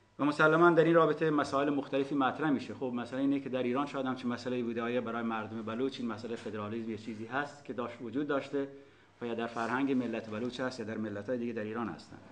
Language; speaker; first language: Persian; non-native, local second language; Baluchi